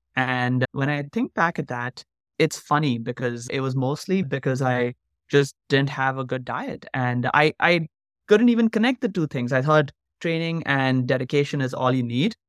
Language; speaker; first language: English; non-native, local second language; Hindi